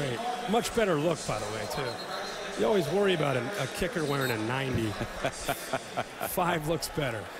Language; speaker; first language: English; native; English